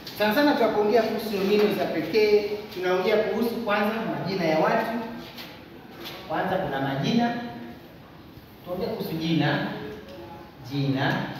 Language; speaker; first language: Swahili; native; Swahili